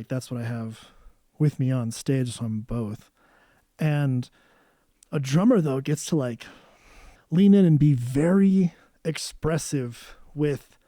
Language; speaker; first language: English; native; English